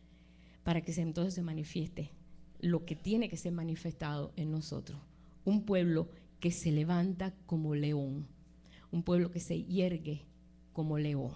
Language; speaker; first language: Spanish; native; Spanish